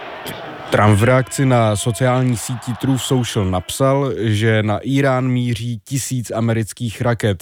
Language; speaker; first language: Czech; native; Czech